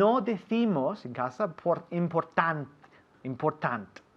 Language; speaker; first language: Spanish; non-native, fluent; English